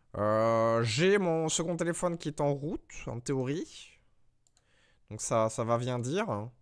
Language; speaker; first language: French; native; French